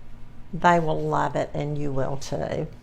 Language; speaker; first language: English; native; English